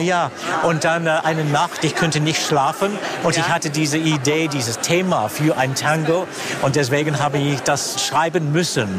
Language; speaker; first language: German; non-native, fluent; English